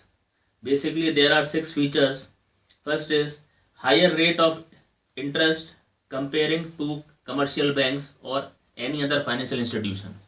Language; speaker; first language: English; non-native, local second language; Hindi